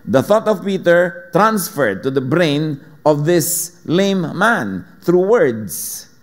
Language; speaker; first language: English; non-native, local second language; Filipino